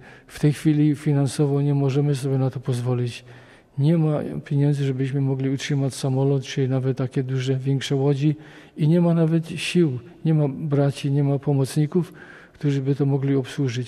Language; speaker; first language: Polish; native; Polish